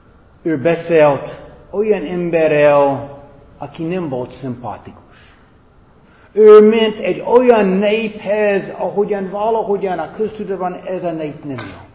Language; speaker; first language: Hungarian; non-native, fluent; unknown